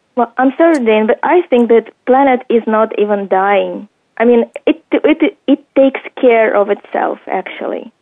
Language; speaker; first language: English; non-native, fluent; Ukrainian